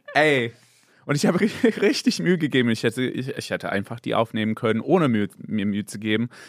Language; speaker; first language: German; non-native, fluent; English